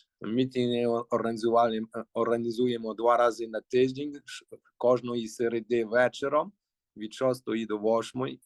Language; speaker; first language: Ukrainian; early bilingual, heritage; Ukrainian